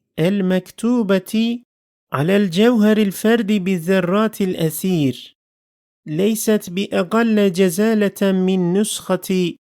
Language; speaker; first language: Arabic; non-native, fluent; Turkish